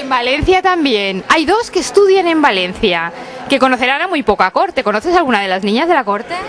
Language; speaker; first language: Spanish; native; Spanish